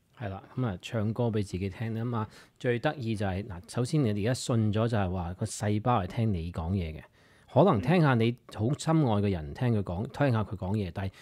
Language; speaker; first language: Cantonese; early bilingual, heritage; Cantonese